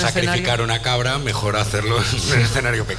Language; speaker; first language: Spanish; native; Spanish